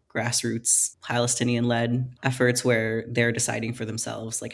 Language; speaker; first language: English; non-native, local second language; Filipino